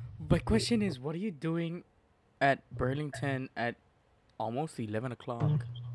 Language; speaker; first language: English; early bilingual, other home language; Spanish